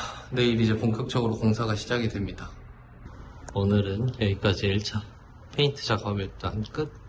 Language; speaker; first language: Korean; native; Korean